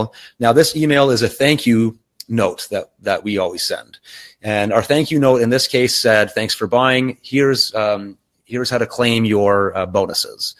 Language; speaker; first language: English; native; English